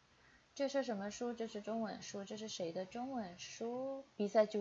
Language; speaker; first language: Chinese; non-native, fluent; Indonesian